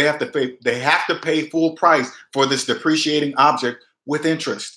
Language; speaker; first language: English; native; English